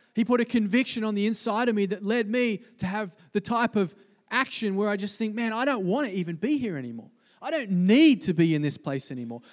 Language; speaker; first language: English; native; English